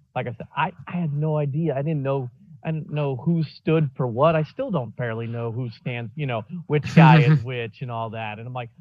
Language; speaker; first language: English; native; English